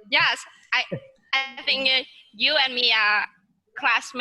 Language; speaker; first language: English; non-native, learner; Vietnamese